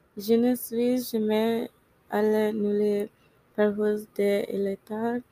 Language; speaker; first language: French; non-native, learner; English